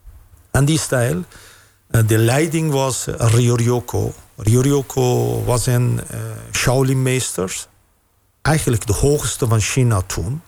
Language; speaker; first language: Dutch; non-native, fluent; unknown